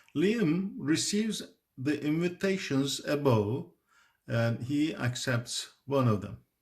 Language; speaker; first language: English; non-native, fluent; Turkish